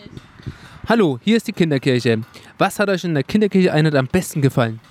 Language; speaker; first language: German; native; German